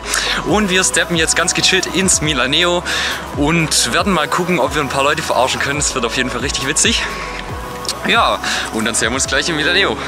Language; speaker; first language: German; native; German